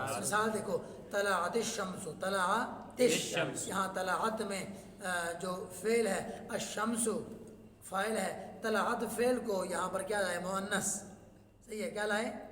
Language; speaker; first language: Urdu; non-native, local second language; Northern Hindko